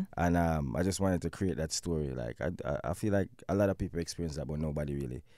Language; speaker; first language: English; non-native, local second language; Jamaican Creole English